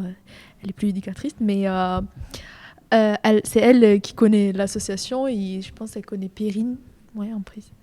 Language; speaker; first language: French; non-native, fluent; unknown